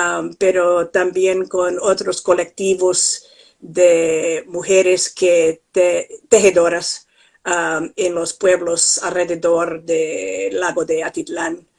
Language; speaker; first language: Spanish; non-native, fluent; English